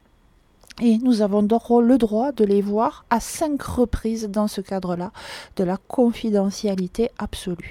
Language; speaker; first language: French; native; French